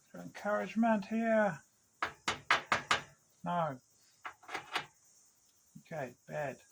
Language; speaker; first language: English; native; English